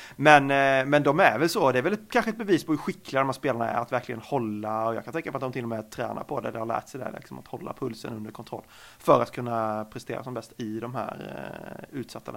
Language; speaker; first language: Swedish; native; Swedish